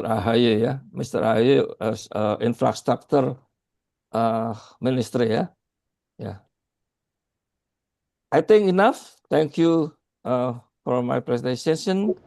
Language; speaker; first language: English; non-native, learner; Indonesian